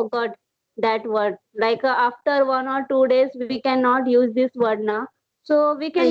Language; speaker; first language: English; non-native, learner; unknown